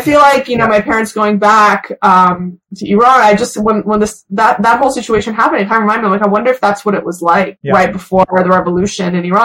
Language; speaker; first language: English; early bilingual, other home language; Persian